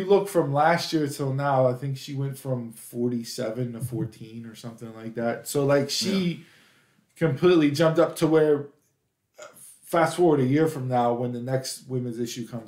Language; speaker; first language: English; native; English